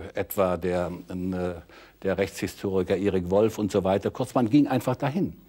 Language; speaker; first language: German; native; German